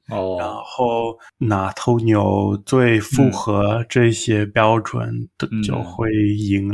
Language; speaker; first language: Chinese; non-native, learner; English